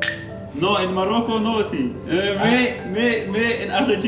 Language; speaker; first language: Spanish; non-native, learner; Arabic